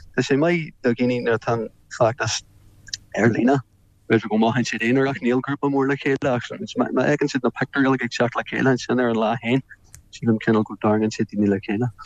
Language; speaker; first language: Irish; native; Irish